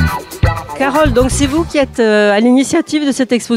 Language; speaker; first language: French; native; French